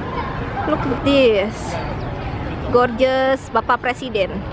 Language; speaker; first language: English; non-native, learner; Indonesian